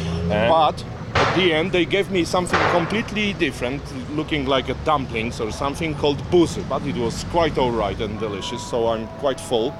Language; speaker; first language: English; non-native, fluent; Polish